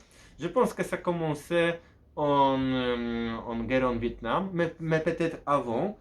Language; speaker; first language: French; non-native, fluent; Polish